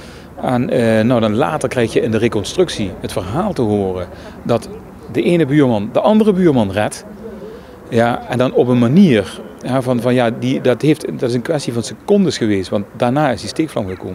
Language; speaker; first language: Dutch; native; Dutch